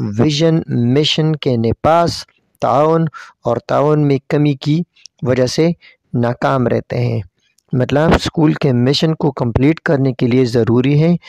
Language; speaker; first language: Urdu; non-native, local second language; Pashto